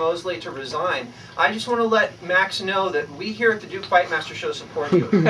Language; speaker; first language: English; native; English